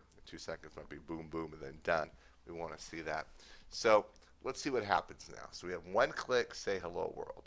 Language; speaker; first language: English; native; English